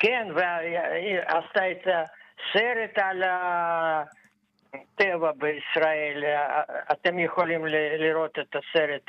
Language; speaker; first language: Hebrew; non-native, fluent; Russian